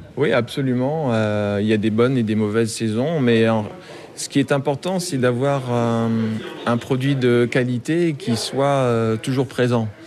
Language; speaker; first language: French; native; French